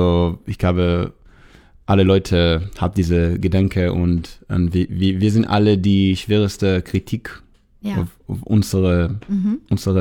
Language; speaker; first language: German; non-native, learner; Hebrew